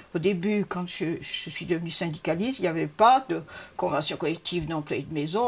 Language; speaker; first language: French; native; French